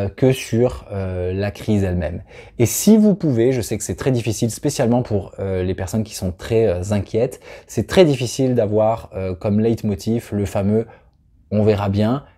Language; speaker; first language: French; native; French